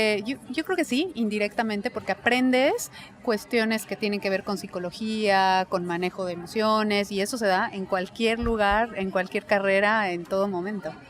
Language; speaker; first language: Spanish; native; Spanish